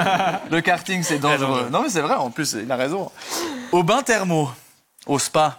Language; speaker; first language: French; native; French